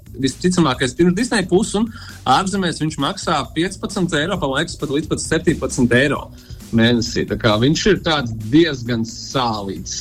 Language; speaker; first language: Latvian; non-native, local second language; Russian